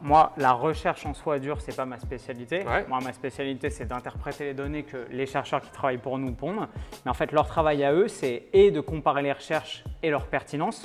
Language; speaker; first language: French; native; French